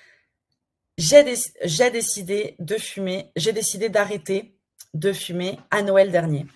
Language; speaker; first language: French; native; French